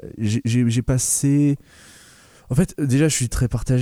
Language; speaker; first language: French; native; French